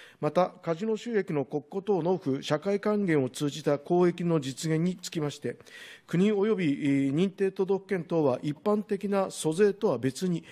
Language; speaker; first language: Japanese; native; Japanese